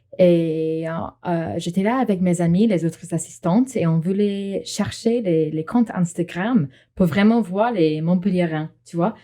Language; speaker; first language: French; non-native, fluent; English